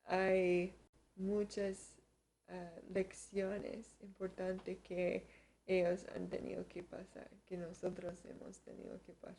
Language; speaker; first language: Spanish; early bilingual, heritage; Spanish